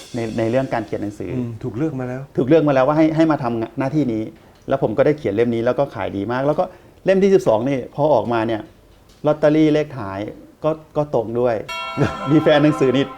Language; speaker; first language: Thai; native; Thai